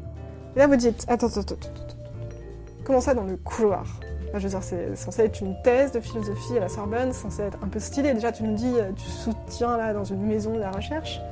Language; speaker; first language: French; native; French